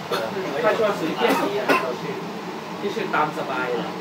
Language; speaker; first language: Chinese; non-native, learner; Thai